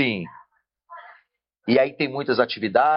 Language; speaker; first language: Portuguese; native; Portuguese